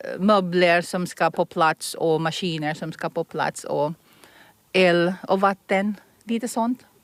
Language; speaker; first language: Swedish; non-native, fluent; Filipino